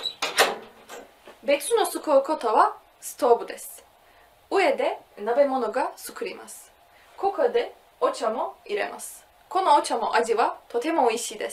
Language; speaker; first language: Japanese; non-native, learner; Turkish